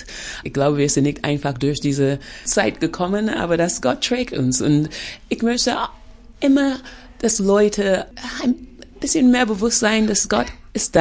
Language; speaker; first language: German; non-native, fluent; English